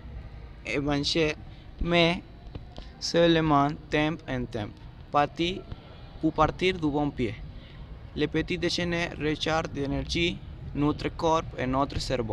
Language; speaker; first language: French; non-native, learner; Spanish